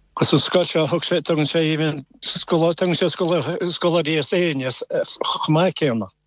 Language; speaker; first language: Irish; native; Irish